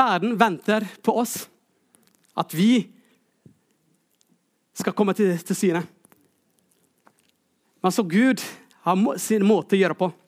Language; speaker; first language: Norwegian; non-native, fluent; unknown